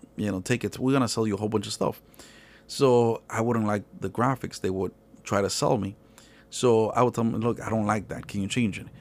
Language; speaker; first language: English; early bilingual, other home language; Spanish